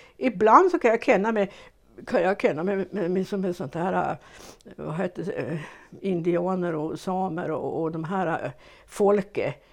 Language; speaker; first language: Swedish; native; Swedish